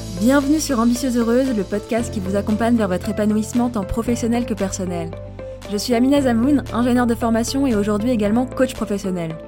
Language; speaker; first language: French; native; French